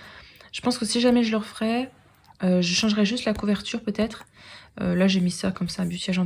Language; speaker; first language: French; native; French